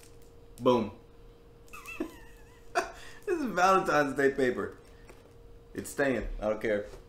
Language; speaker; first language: English; native; English